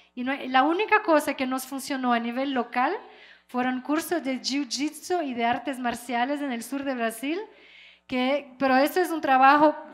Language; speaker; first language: Spanish; non-native, fluent; French